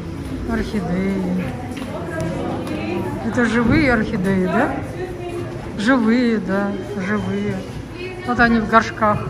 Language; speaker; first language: Russian; native; Russian